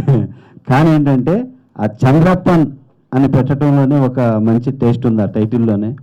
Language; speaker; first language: Telugu; native; Telugu